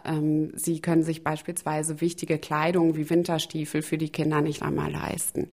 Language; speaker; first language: German; native; German